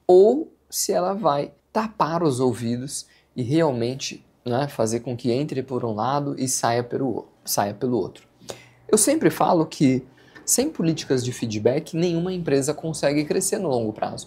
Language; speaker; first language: Portuguese; native; Portuguese